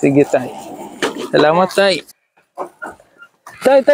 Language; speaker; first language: Filipino; non-native, learner; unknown